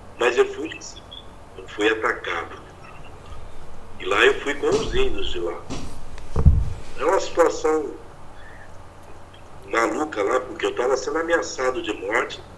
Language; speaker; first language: Portuguese; native; Portuguese